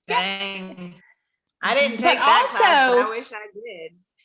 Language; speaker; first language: English; native; English